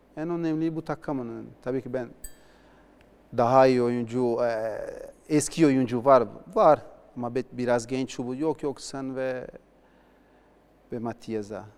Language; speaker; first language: Turkish; non-native, learner; Portuguese